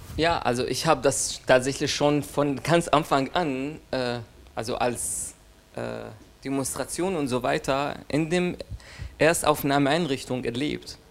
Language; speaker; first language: German; non-native, fluent; Arabic